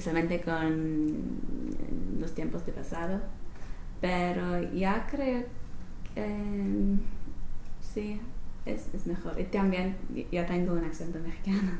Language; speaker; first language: Spanish; non-native, learner; English